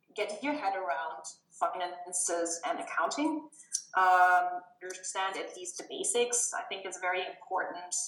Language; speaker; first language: English; non-native, fluent; German